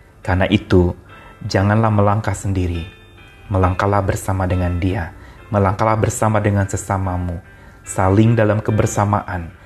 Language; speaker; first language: Indonesian; native; Indonesian